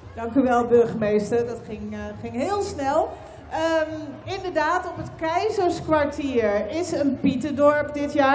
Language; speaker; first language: Dutch; native; Dutch